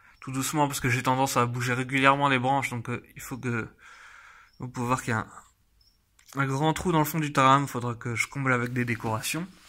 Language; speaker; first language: French; native; French